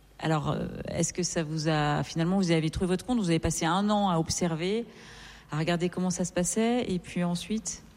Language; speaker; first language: French; native; French